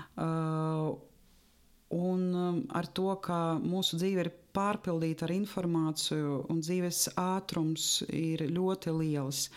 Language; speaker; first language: Latvian; non-native, local second language; Russian